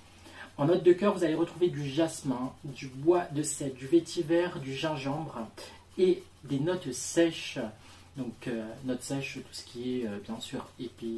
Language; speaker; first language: French; native; French